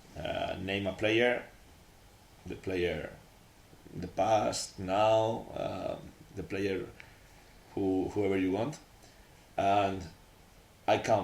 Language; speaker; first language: English; non-native, learner; Spanish